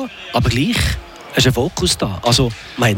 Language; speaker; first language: German; native; German